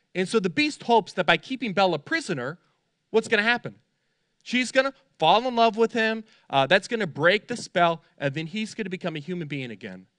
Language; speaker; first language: English; native; English